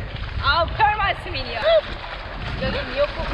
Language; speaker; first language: Korean; non-native, fluent; Turkish